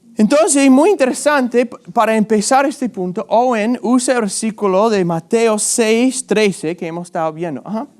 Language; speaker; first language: Spanish; non-native, fluent; English